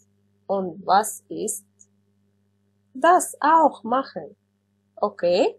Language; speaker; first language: German; non-native, fluent; Arabic